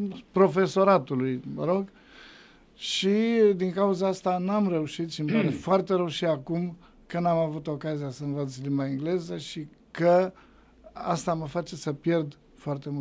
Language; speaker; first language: Romanian; native; Romanian